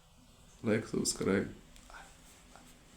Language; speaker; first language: Arabic; native; Arabic